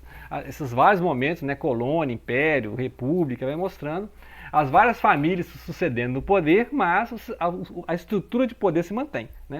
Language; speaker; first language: Portuguese; native; Portuguese